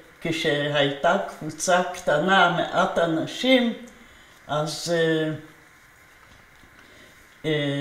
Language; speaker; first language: Hebrew; non-native, fluent; Polish